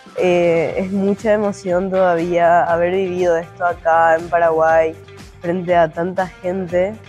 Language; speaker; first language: Spanish; native; Spanish